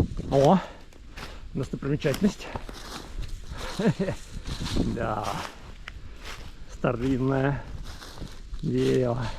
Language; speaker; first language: Russian; native; Russian